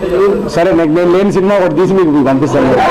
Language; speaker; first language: Telugu; native; Telugu